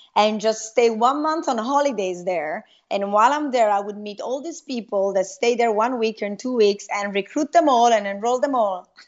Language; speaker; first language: English; non-native, fluent; Italian